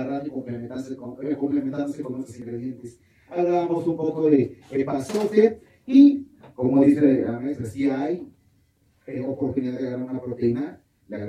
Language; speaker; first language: Spanish; native; Spanish